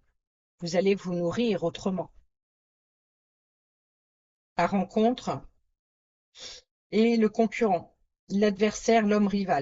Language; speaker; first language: French; native; French